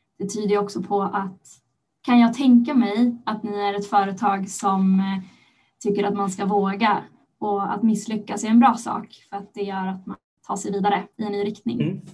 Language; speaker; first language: Swedish; native; Swedish